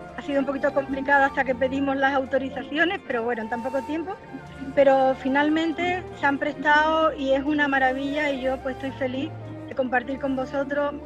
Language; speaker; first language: Spanish; native; Spanish